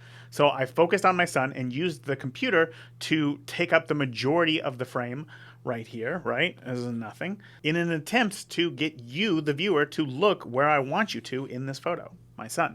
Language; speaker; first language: English; native; English